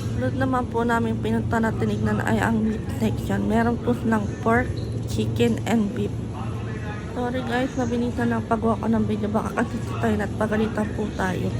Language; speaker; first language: Filipino; native; Filipino